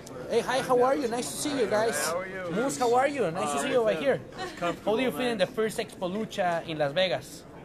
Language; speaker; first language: English; non-native, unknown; Spanish